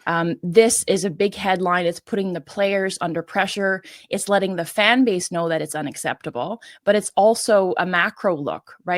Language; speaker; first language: English; native; English